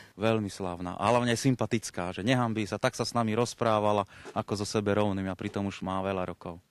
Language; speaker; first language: Slovak; native; Slovak